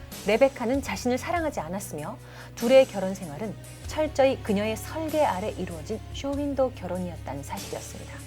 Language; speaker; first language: Korean; native; Korean